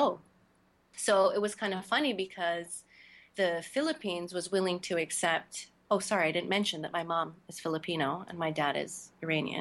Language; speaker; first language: English; native; English